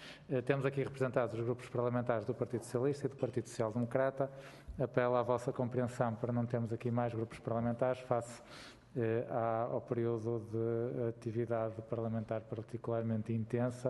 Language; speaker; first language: Portuguese; native; Portuguese